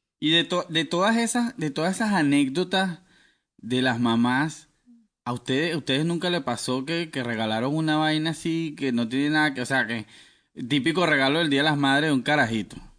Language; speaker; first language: Spanish; native; Spanish